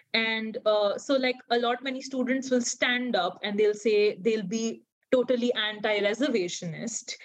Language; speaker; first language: English; non-native, local second language; Hindi